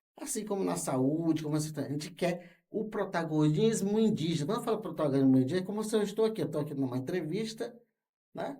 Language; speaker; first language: Portuguese; non-native, local second language; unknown